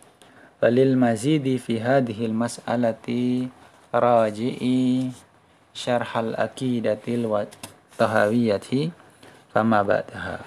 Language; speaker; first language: Arabic; non-native, fluent; Indonesian